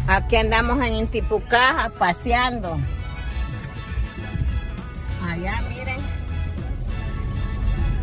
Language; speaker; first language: Spanish; native; Spanish